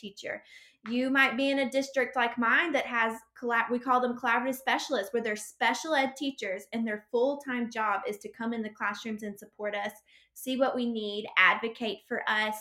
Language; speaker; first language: English; native; English